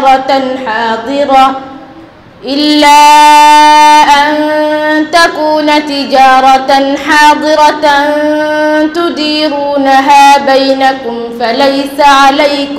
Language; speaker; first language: Arabic; non-native, local second language; Somali